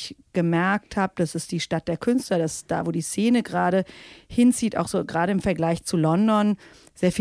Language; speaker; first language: German; native; German